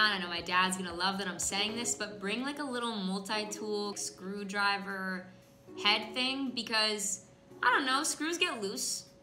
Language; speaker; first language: English; native; English